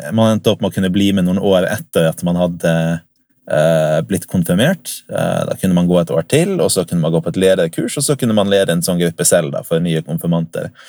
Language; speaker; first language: Norwegian; early bilingual, other home language; English